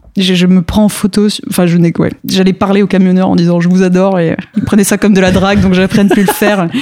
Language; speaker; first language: French; early bilingual, other home language; Spanish